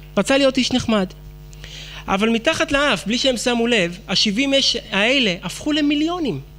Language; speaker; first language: Hebrew; native; Hebrew